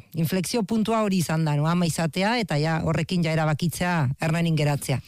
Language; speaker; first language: Basque; non-native, learner; Spanish